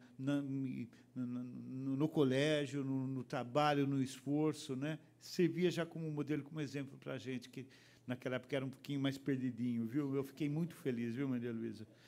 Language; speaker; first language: Portuguese; native; Portuguese